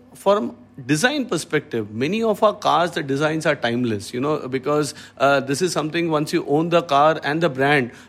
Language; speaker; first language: English; non-native, local second language; Malayalam